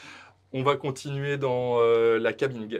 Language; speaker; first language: French; native; French